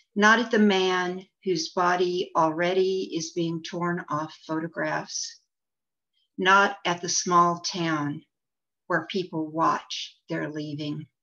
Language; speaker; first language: English; native; English